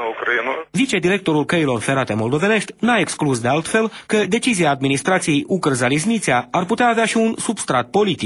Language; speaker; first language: Romanian; native; Romanian